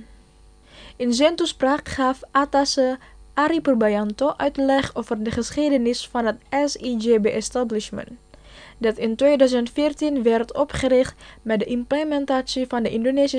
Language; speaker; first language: Dutch; non-native, fluent; Indonesian